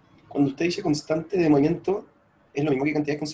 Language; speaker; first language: Spanish; native; Spanish